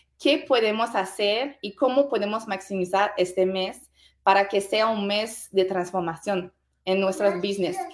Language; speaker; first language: Spanish; non-native, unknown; French